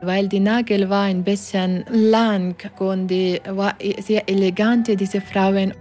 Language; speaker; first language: German; non-native, learner; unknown